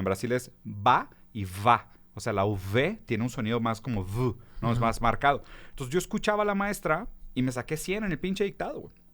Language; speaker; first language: Spanish; early bilingual, other home language; Portuguese